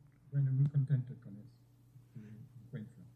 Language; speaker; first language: Spanish; non-native, fluent; English